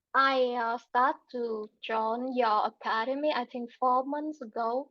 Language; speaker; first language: English; non-native, learner; Vietnamese